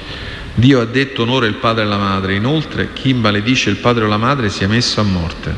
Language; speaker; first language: Italian; native; Italian